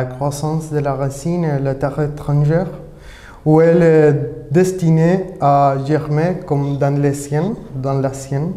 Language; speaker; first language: French; non-native, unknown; Spanish